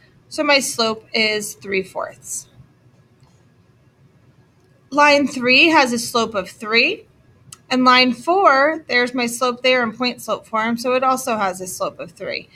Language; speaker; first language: English; native; English